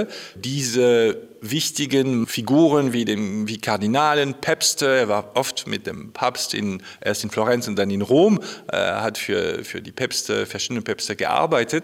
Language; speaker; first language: German; non-native, fluent; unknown